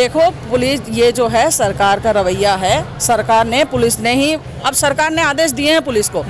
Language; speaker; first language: Hindi; native; Hindi